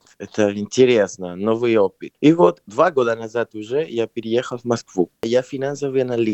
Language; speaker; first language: Russian; non-native, fluent; Spanish